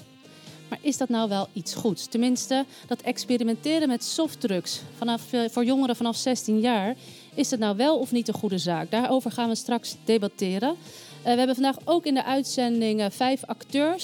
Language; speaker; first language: Dutch; native; Dutch